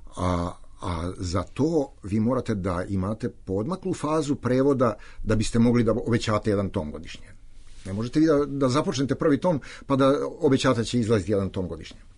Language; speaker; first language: Serbian; native; Serbian